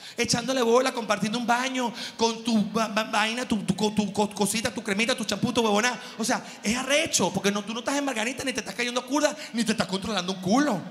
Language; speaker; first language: Spanish; native; Spanish